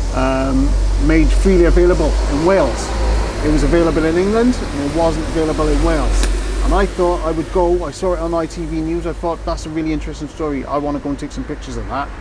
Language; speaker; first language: English; native; English